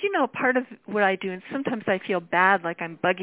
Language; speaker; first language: English; native; English